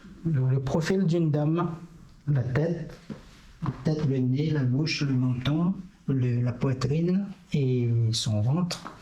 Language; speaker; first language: French; non-native, local second language; Réunion Creole French